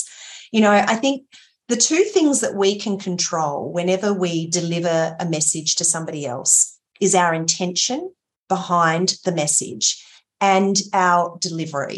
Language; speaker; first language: English; native; English